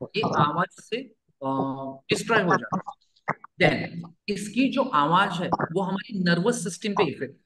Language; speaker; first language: Hindi; non-native, local second language; Marathi